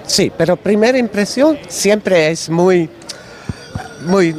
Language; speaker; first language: Spanish; non-native, learner; Dutch